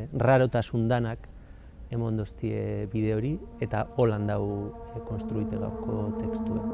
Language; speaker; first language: Basque; native; Basque